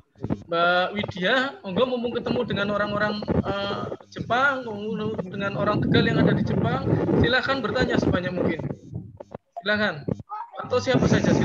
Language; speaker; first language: Indonesian; native; Indonesian